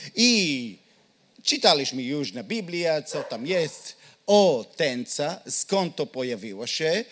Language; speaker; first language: Polish; non-native, learner; Hebrew